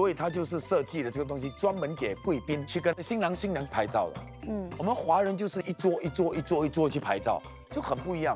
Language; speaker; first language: Chinese; native; Chinese